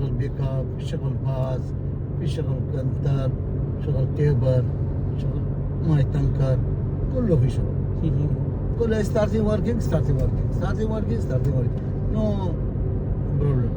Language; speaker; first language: Arabic; non-native, learner; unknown